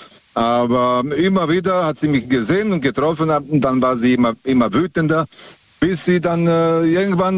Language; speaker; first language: German; native; German